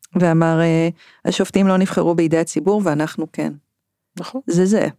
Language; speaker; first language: Hebrew; native; Hebrew